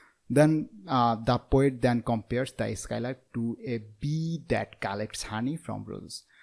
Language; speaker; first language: English; non-native, local second language; Bangla